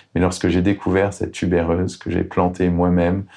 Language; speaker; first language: French; native; French